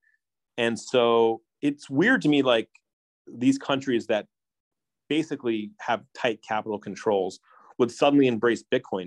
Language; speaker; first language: English; native; English